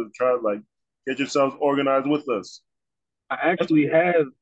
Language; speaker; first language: English; native; English